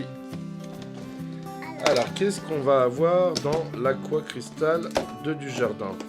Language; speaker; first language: French; native; French